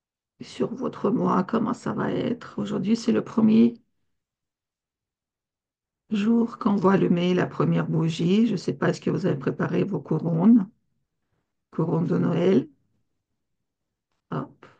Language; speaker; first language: French; non-native, fluent; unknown